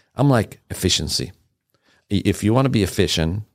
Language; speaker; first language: English; non-native, fluent; Persian